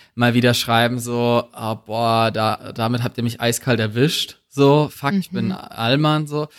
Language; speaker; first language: German; native; German